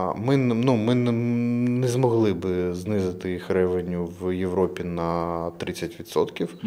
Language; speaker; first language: Ukrainian; non-native, local second language; Russian